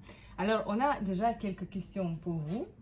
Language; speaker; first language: French; non-native, fluent; Russian